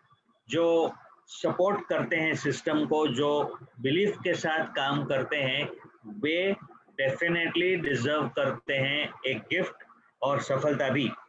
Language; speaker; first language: Hindi; native; Hindi